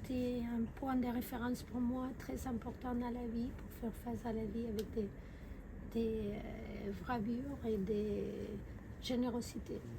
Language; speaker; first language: French; non-native, fluent; Spanish